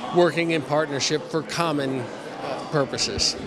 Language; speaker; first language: English; native; English